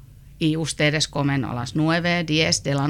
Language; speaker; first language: Spanish; non-native, learner; Finnish